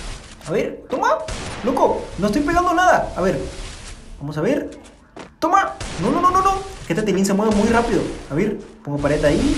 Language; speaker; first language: Spanish; native; Spanish